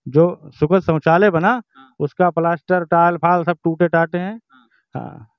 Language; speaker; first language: Hindi; native; Hindi